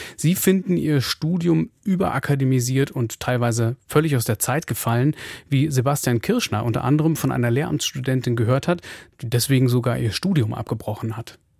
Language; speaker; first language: German; native; German